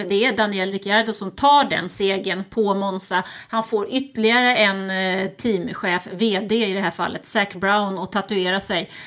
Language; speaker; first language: Swedish; early bilingual, other home language; German